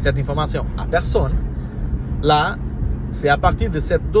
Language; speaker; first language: French; non-native, fluent; Portuguese